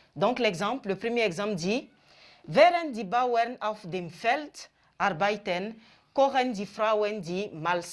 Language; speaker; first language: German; non-native, fluent; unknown